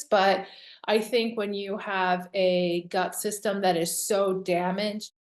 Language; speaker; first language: English; native; English